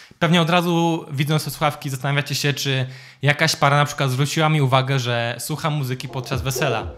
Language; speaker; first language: Polish; native; Polish